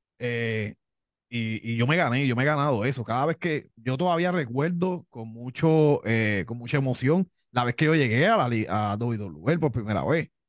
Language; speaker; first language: Spanish; native; Spanish